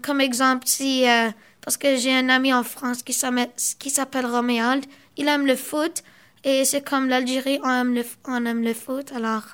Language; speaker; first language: French; early bilingual, other home language; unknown